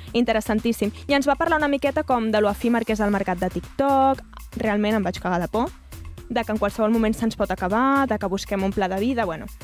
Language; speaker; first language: Catalan; native; Catalan